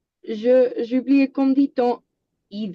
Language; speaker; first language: French; non-native, learner; English